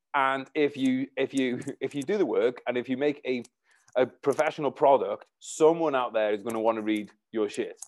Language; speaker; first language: English; native; English